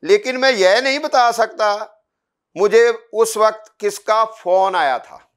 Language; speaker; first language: Hindi; non-native, local second language; Punjabi